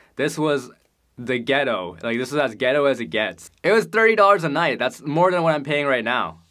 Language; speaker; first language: English; native; English